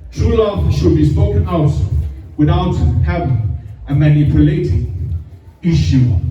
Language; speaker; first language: English; non-native, fluent; Danish